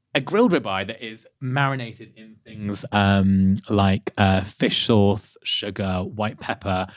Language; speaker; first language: English; native; English